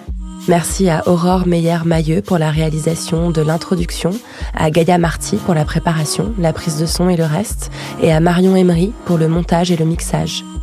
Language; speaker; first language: French; native; French